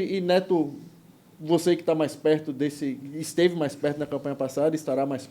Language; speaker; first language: Portuguese; native; Portuguese